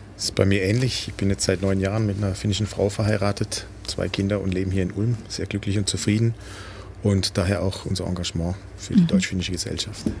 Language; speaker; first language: German; native; German